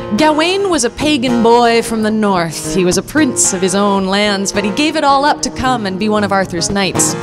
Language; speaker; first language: English; native; English